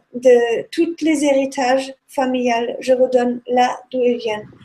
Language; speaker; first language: French; non-native, fluent; German